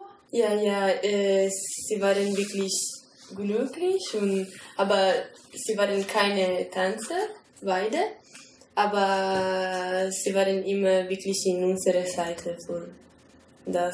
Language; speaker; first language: German; non-native, learner; Italian